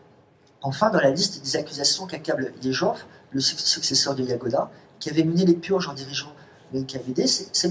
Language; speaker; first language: French; native; French